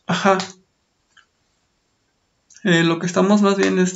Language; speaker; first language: Spanish; native; Spanish